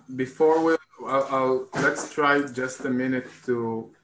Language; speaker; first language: English; non-native, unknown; Hebrew